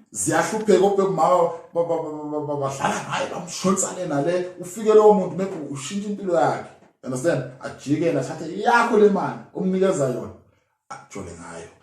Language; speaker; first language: Zulu; native; Zulu